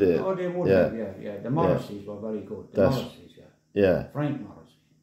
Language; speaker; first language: English; native; English